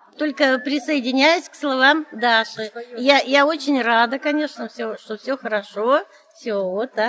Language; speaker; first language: Russian; native; Russian